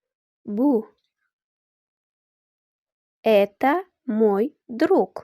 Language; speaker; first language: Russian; non-native, fluent; Uzbek